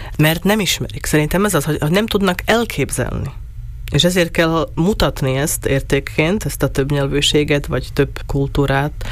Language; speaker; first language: Hungarian; non-native, local second language; Slovak